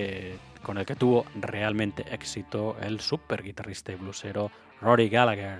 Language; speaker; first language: Spanish; native; Spanish